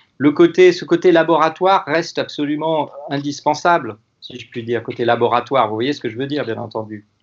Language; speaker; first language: French; native; French